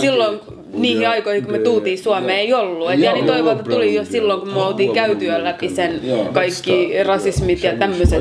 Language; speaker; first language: Finnish; early bilingual, other home language; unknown